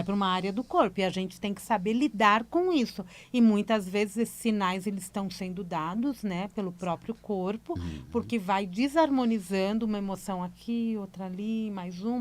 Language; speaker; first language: Portuguese; native; Portuguese